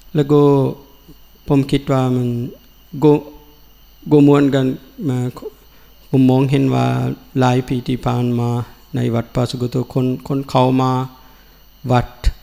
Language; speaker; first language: Thai; non-native, learner; Sinhala